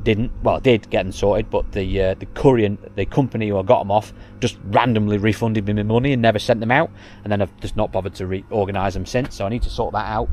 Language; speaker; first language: English; native; English